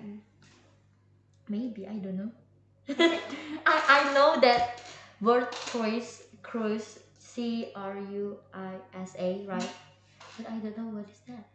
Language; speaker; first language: English; non-native, learner; Indonesian